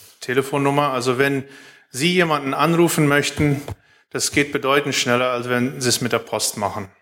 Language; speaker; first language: German; early bilingual, heritage; Plautdietsch